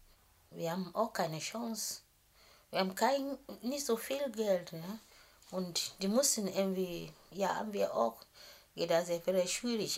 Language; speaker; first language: German; non-native, fluent; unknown